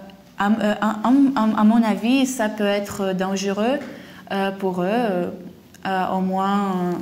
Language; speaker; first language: French; non-native, fluent; Lithuanian